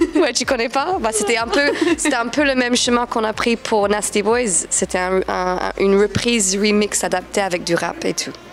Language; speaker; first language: French; non-native, fluent; English